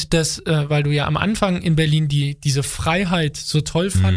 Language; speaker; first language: German; native; German